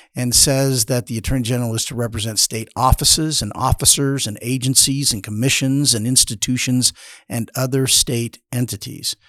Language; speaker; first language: English; native; English